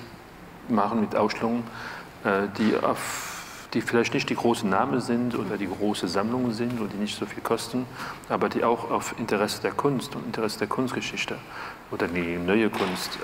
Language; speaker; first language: German; non-native, fluent; French